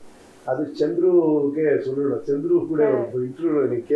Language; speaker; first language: Tamil; non-native, learner; Kannada